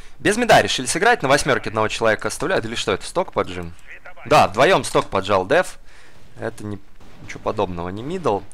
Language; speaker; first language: Russian; native; Russian